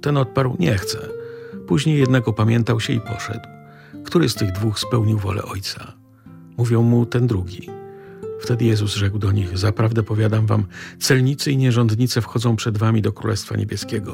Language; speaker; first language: Polish; native; Polish